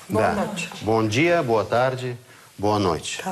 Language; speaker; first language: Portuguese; non-native, fluent; Russian